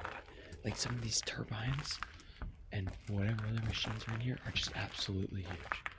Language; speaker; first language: English; native; English